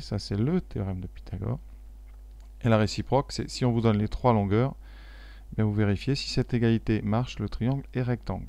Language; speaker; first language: French; native; French